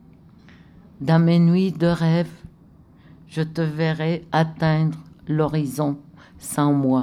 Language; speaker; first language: French; non-native, local second language; Innu-aimun